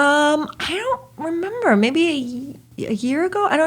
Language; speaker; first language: English; native; English